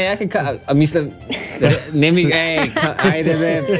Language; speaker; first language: Macedonian; early bilingual, heritage; Macedonian